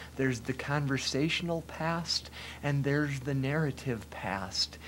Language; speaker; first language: English; native; English